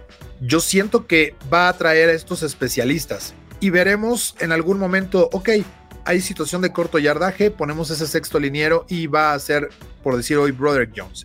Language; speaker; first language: Spanish; native; Spanish